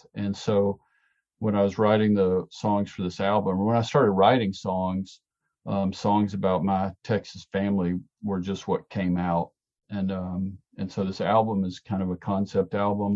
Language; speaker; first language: English; native; English